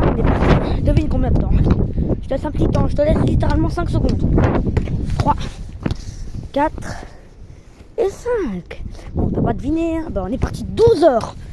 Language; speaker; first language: French; native; French